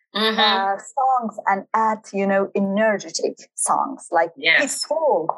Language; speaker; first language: English; non-native, fluent; Kurdish